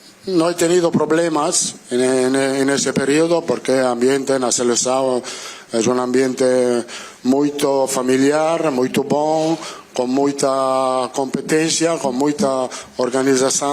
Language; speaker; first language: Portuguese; non-native, learner; Italian